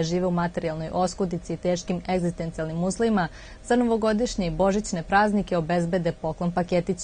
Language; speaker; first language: Serbian; native; Serbian